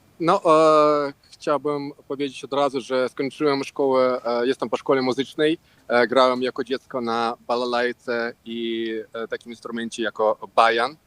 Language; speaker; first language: Polish; non-native, local second language; Russian